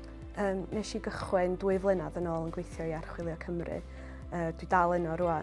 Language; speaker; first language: Welsh; native; Welsh